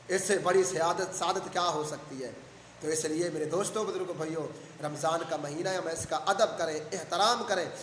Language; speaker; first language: Urdu; non-native, local second language; Saraiki